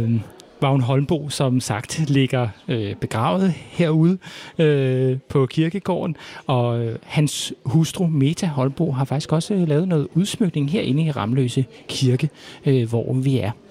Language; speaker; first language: Danish; native; Danish